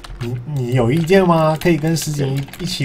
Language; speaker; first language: Chinese; native; Chinese